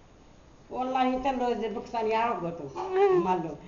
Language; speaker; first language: Hebrew; non-native, learner; Arabic